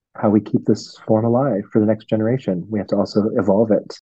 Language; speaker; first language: English; non-native, local second language; Cantonese